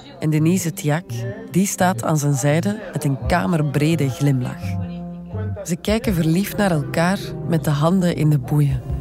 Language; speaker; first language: Dutch; native; Dutch